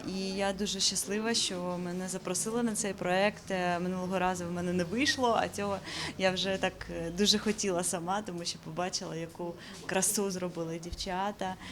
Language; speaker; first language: Ukrainian; non-native, local second language; Crimean Tatar